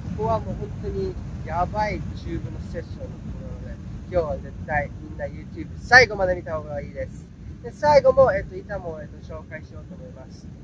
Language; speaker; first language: Japanese; early bilingual, other home language; English